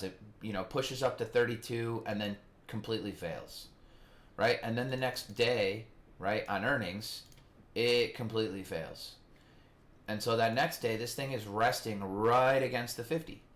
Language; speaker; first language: English; native; English